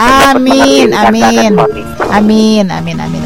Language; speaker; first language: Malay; non-native, local second language; Sundanese